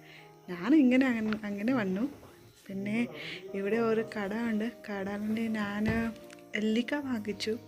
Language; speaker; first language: Malayalam; non-native, learner; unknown